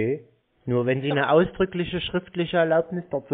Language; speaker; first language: German; native; German